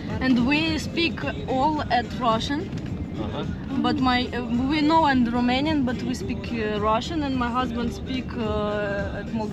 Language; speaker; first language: English; non-native, learner; Russian